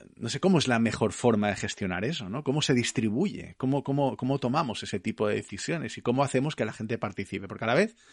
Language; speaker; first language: Spanish; native; Spanish